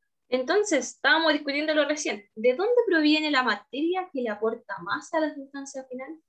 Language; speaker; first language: Spanish; native; Spanish